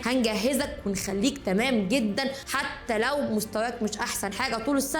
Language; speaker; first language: Arabic; native; Arabic